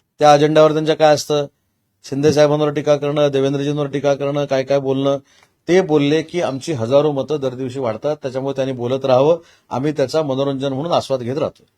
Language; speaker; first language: Marathi; native; Marathi